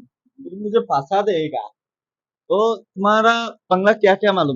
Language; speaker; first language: Hindi; non-native, learner; Bangla